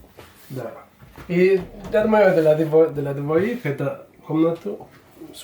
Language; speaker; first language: Russian; non-native, learner; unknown